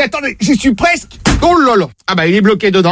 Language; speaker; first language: French; native; French